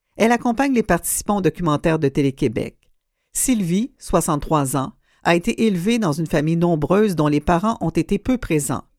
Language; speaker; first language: French; native; French